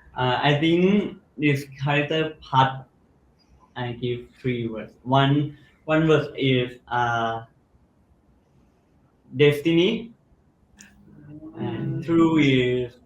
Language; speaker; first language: English; non-native, learner; Thai